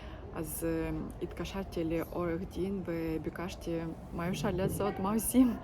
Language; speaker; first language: Hebrew; non-native, learner; Ukrainian